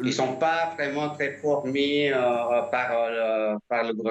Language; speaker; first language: French; non-native, fluent; Indonesian